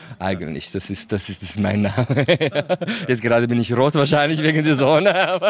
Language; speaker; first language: German; non-native, fluent; Kurdish